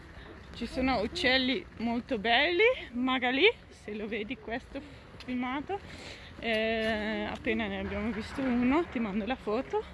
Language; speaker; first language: Italian; non-native, fluent; Dutch